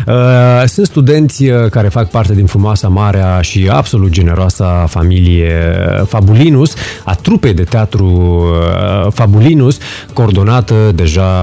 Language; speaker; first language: Romanian; native; Romanian